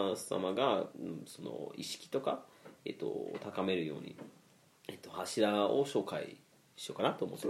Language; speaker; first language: Japanese; non-native, fluent; Swedish